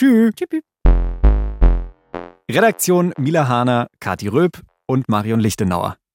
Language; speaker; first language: German; native; German